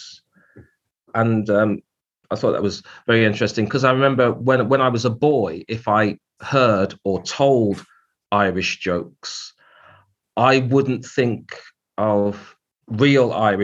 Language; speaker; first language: English; native; English